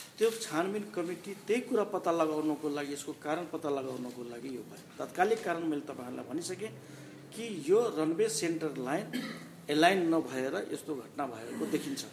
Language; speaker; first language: Nepali; non-native, local second language; Maithili